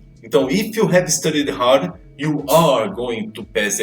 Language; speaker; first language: English; non-native, fluent; Portuguese